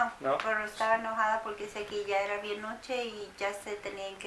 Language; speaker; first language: Spanish; native; Spanish